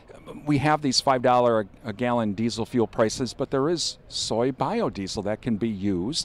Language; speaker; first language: English; native; English